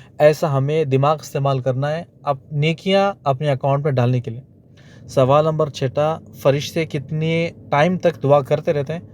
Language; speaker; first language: Urdu; native; Urdu